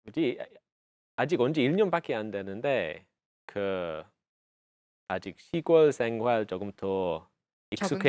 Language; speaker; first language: Korean; non-native, fluent; English